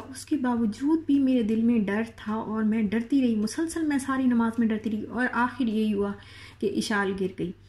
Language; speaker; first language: Urdu; non-native, local second language; Saraiki